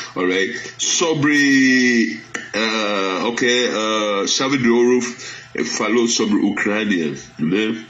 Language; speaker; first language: Portuguese; non-native, fluent; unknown